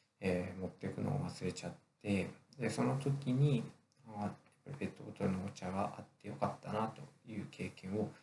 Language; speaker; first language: Japanese; native; Japanese